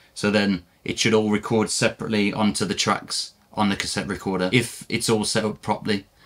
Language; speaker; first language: English; native; English